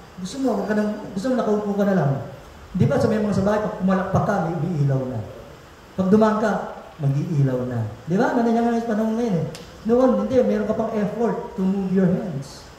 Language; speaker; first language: Filipino; non-native, local second language; Pampanga